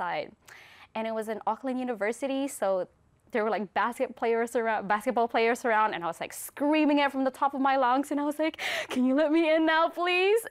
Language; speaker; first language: English; non-native, local second language; Filipino